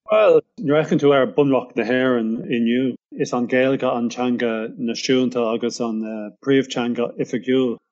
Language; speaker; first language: Irish; non-native, local second language; English